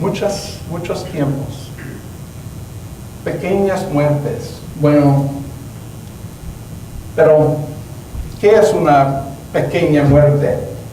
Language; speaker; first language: Spanish; non-native, learner; English